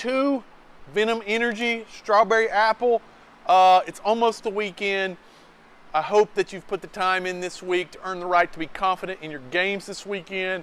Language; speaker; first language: English; native; English